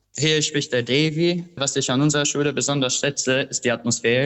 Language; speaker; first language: German; non-native, fluent; Albanian